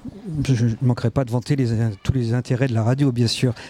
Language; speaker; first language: French; native; French